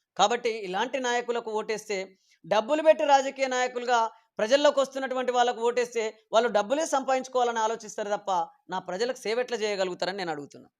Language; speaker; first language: Telugu; native; Telugu